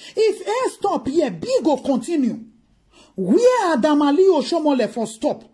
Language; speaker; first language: English; non-native, local second language; Bini